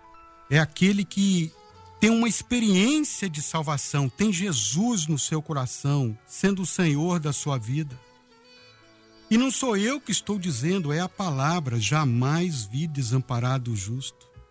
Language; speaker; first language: Portuguese; native; Portuguese